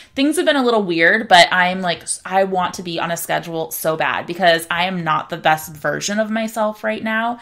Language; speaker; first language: English; native; English